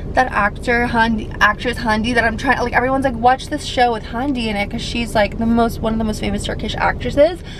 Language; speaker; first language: English; native; English